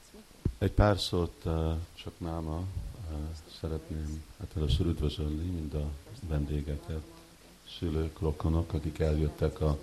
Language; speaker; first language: Hungarian; early bilingual, heritage; Hungarian